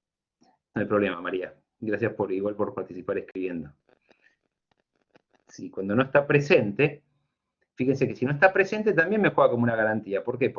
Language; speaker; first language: Spanish; native; Spanish